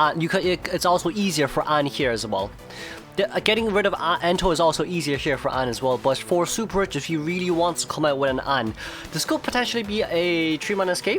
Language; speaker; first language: English; non-native, fluent; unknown